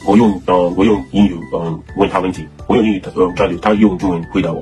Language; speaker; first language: Chinese; non-native, learner; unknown